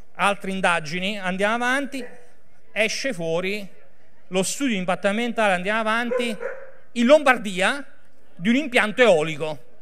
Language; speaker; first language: Italian; native; Italian